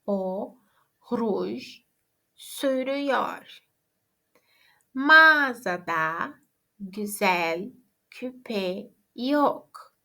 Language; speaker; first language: Turkish; non-native, fluent; Portuguese